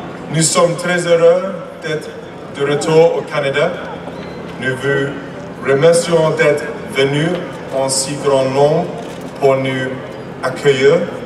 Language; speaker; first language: French; non-native, learner; English